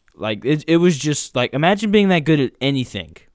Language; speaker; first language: English; native; English